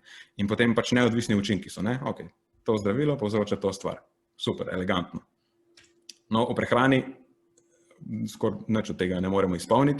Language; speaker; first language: Slovenian; native; Slovenian